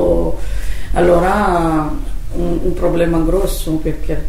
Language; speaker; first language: Italian; non-native, learner; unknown